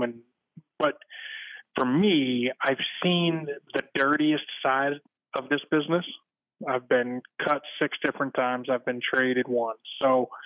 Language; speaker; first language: English; native; English